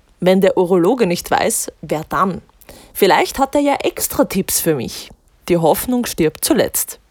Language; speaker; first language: German; native; German